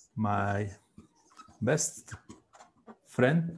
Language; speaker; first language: English; non-native, fluent; Spanish